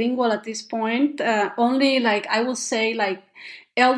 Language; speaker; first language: English; non-native, fluent; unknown